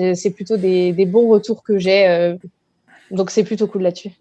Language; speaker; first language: French; native; French